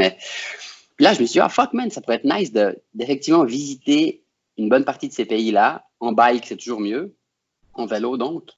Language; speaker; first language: French; native; French